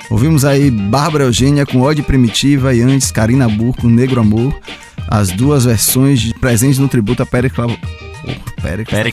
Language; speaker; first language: Portuguese; native; Portuguese